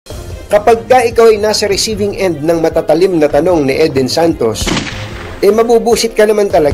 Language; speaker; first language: Filipino; native; Filipino